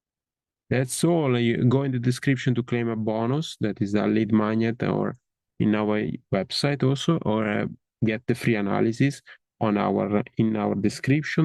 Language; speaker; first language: English; non-native, fluent; Italian